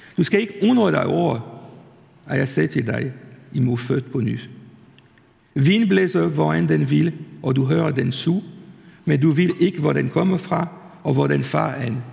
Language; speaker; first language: Danish; non-native, fluent; French